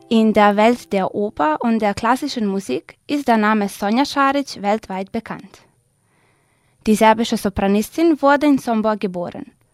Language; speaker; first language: German; non-native, fluent; Serbian